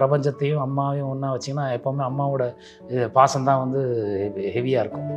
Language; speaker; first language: Tamil; native; Tamil